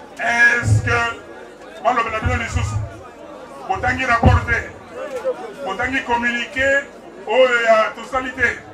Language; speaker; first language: Lingala; native; Lingala